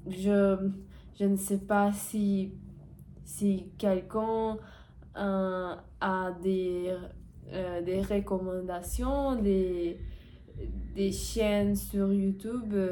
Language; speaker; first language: French; non-native, learner; Portuguese